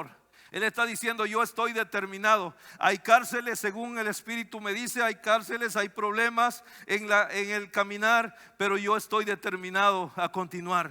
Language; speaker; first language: Spanish; native; Spanish